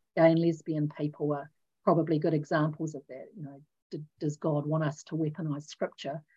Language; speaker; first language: English; native; English